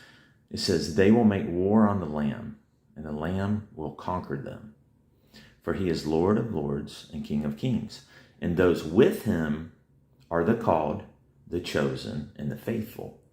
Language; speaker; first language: English; native; English